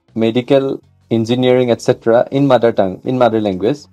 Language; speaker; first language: English; non-native, local second language; Assamese